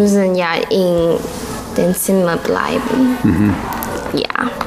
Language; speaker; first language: German; non-native, learner; Chinese